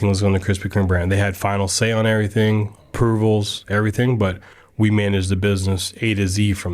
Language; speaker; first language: English; native; English